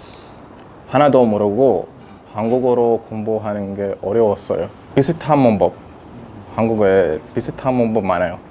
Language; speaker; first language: Korean; non-native, fluent; Arabic